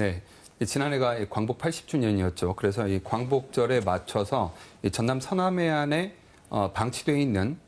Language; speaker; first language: Korean; native; Korean